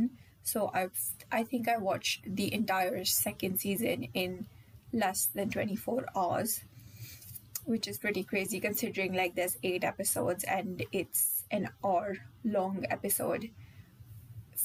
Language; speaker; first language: English; non-native, local second language; Hindi